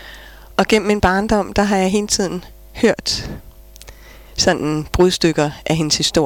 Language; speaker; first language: Danish; native; Danish